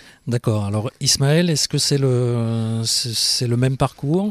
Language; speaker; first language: French; native; French